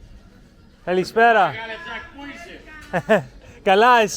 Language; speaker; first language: Greek; non-native, learner; English